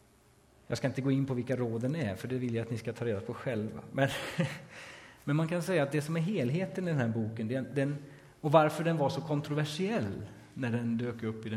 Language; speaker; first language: Swedish; native; Swedish